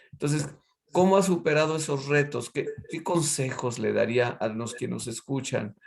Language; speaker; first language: Spanish; native; Spanish